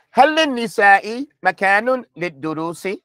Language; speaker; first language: Arabic; non-native, fluent; English